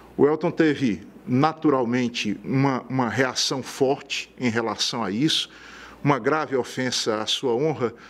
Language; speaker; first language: Portuguese; native; Portuguese